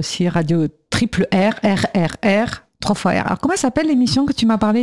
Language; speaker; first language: French; native; French